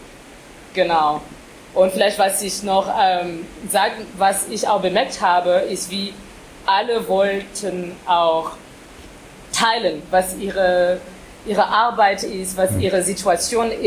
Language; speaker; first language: German; non-native, fluent; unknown